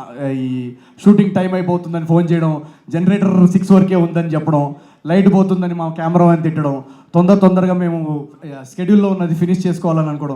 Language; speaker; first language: Telugu; native; Telugu